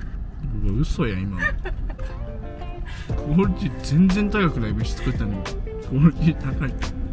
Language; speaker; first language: Japanese; native; Japanese